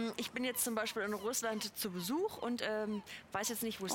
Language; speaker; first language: German; native; German